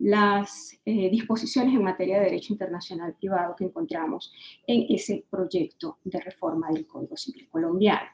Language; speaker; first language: Spanish; native; Spanish